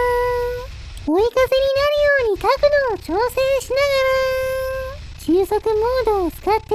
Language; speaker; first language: Japanese; native; Japanese